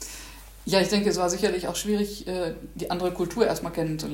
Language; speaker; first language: German; native; German